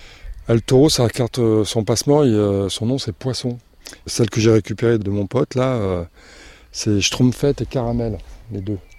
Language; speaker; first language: French; native; French